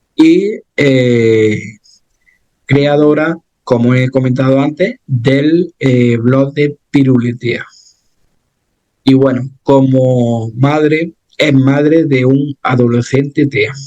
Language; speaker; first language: Spanish; native; Spanish